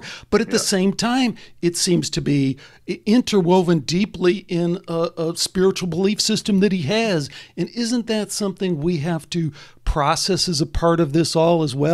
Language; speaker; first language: English; native; English